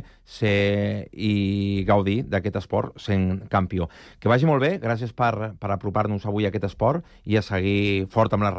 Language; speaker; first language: Catalan; native; Catalan